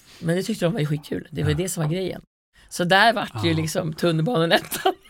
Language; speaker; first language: Swedish; native; Swedish